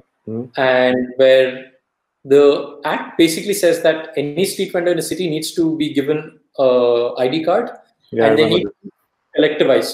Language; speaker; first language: English; non-native, local second language; Kannada